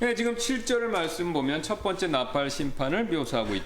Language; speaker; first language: Korean; native; Korean